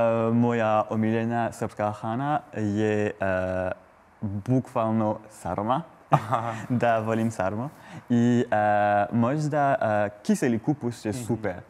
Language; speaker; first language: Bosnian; non-native, learner; French